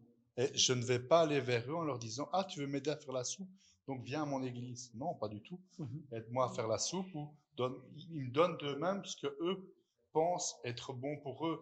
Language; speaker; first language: French; native; French